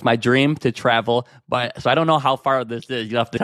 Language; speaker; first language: English; native; English